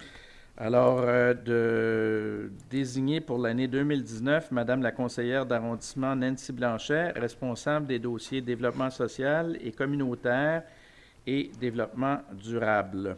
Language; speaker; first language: French; native; French